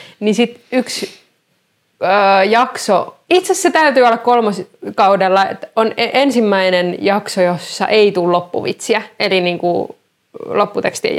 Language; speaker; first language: Finnish; native; Finnish